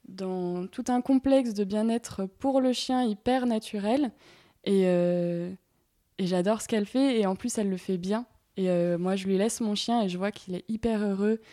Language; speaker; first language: French; native; French